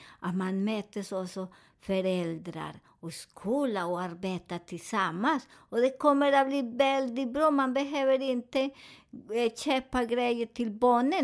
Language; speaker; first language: Swedish; non-native, fluent; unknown